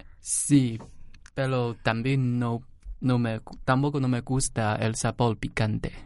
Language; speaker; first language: Spanish; non-native, learner; Chinese